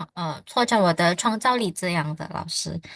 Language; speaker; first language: Chinese; non-native, fluent; Indonesian